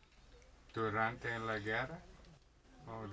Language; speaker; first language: Spanish; non-native, learner; English